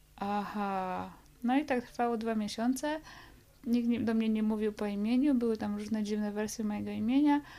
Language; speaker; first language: Polish; native; Polish